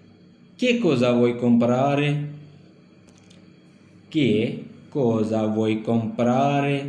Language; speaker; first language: Italian; non-native, learner; Urdu